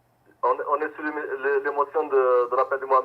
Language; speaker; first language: French; native; French